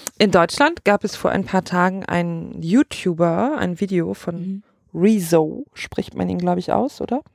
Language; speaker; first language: German; native; German